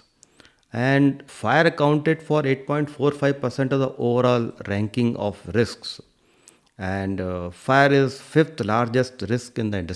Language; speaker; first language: English; non-native, local second language; Hindi